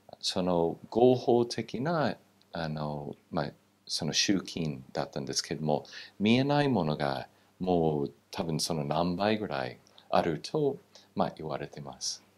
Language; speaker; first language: Japanese; non-native, fluent; English